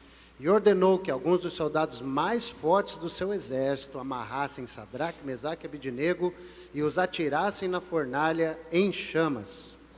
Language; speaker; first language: Portuguese; native; Portuguese